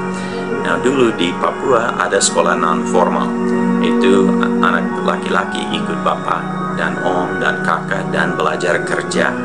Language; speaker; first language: Indonesian; non-native, fluent; English